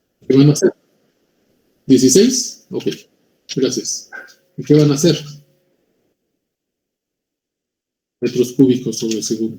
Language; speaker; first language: Spanish; native; Spanish